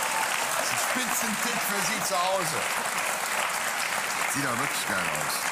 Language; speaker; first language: German; native; German